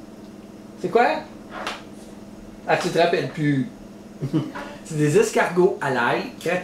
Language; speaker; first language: French; native; French